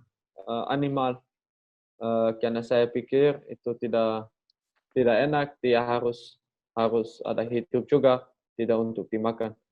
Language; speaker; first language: Indonesian; non-native, learner; Dutch